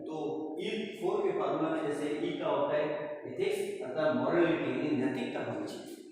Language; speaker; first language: Hindi; native; Hindi